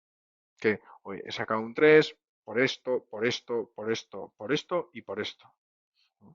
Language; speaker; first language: Spanish; native; Spanish